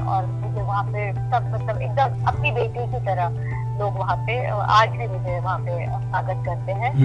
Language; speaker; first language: Hindi; native; Hindi